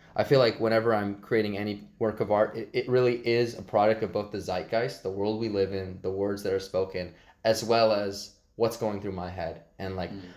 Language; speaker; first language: English; native; English